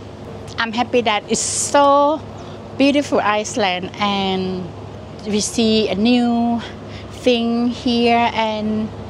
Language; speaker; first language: English; non-native, learner; Thai